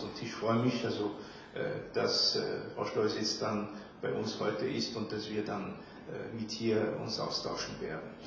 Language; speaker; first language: German; non-native, fluent; French